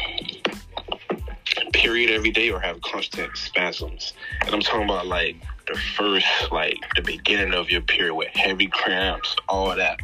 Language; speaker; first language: English; native; English